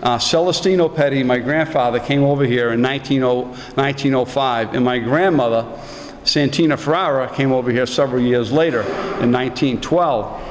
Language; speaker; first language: English; native; English